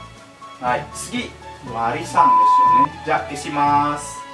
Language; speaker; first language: Japanese; non-native, learner; Indonesian